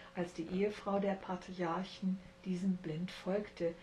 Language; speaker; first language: German; native; German